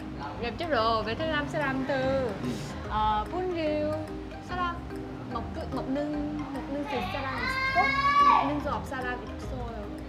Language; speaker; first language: Korean; non-native, learner; Vietnamese